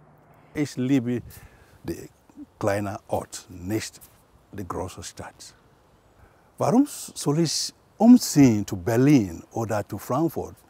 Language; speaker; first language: German; non-native, fluent; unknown